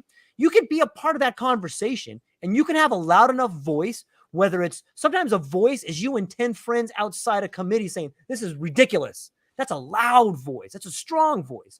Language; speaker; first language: English; native; English